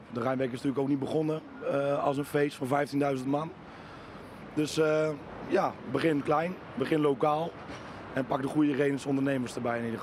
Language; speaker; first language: Dutch; native; Dutch